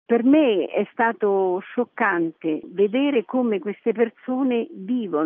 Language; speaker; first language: Italian; native; Italian